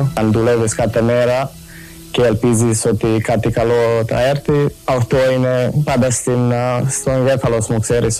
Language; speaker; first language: Greek; non-native, learner; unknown